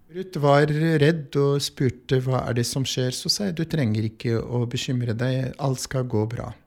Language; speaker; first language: Norwegian; non-native, fluent; Arabic